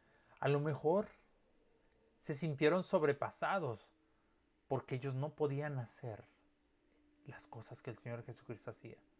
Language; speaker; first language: Spanish; native; Spanish